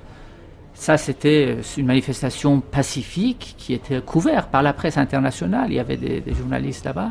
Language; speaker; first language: French; non-native, fluent; Persian